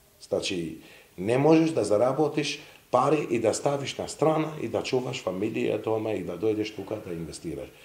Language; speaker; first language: Macedonian; non-native, local second language; Serbian